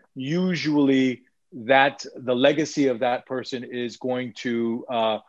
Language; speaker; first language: English; native; English